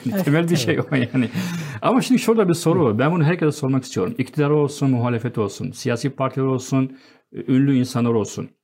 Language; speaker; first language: Turkish; non-native, fluent; Arabic